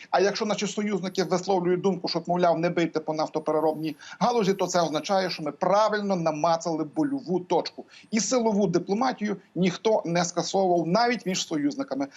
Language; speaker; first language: Ukrainian; native; Ukrainian